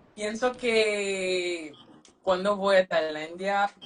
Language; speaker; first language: Spanish; non-native, learner; French